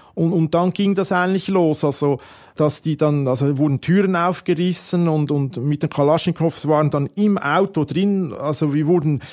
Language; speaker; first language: German; native; German